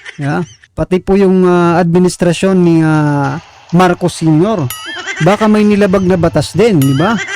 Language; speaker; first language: Filipino; native; Filipino